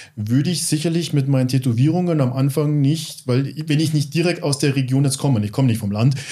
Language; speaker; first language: German; early bilingual, other home language; English